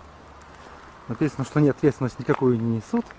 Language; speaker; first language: Russian; native; Russian